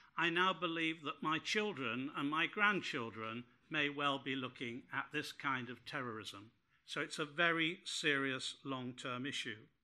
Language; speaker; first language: English; native; English